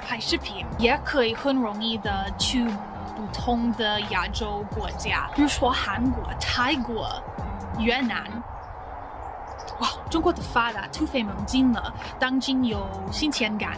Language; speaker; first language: Chinese; non-native, learner; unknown